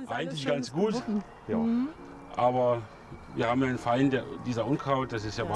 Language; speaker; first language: German; non-native, fluent; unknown